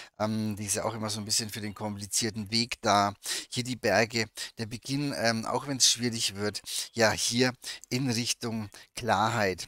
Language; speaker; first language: German; native; German